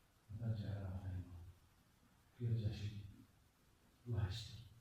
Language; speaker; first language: Arabic; native; Arabic